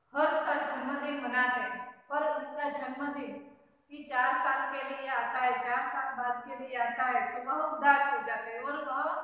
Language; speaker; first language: Hindi; non-native, local second language; Gujarati